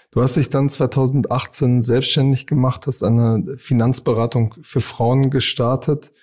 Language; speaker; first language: German; native; German